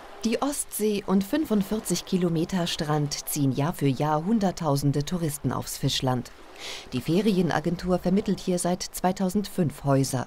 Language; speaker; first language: German; native; German